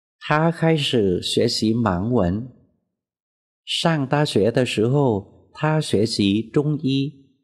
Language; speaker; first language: Chinese; non-native, fluent; Vietnamese